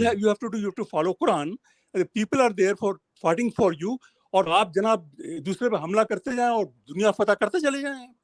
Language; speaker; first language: Urdu; native; Urdu